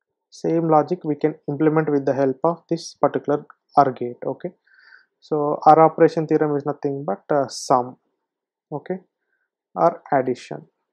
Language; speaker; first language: English; non-native, local second language; Telugu